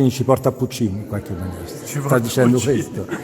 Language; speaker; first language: Italian; native; Italian